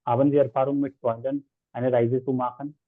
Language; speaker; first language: German; non-native, fluent; Hindi